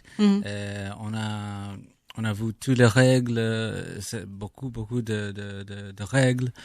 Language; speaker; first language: French; non-native, learner; English